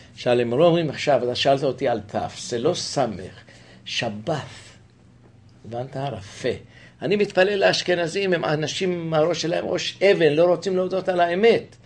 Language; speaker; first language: Hebrew; native; Hebrew